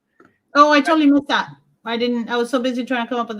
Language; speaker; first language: English; native; English